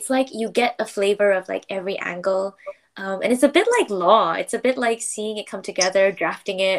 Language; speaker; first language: English; non-native, local second language; Chinese